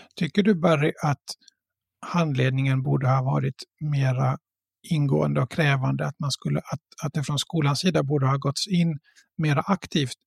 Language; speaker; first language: Swedish; native; Swedish